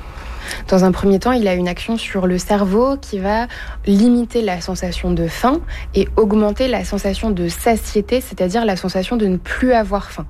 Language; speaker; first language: French; native; French